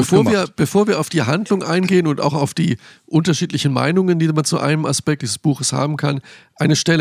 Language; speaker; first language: German; native; German